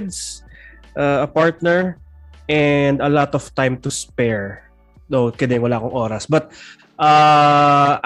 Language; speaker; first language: English; non-native, local second language; Filipino